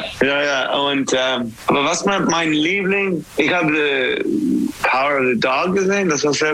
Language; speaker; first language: German; non-native, learner; English